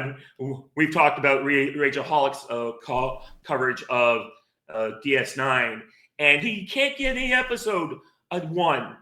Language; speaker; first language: English; native; English